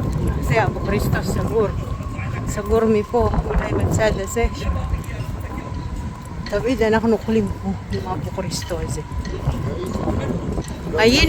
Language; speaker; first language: Hebrew; non-native, learner; Filipino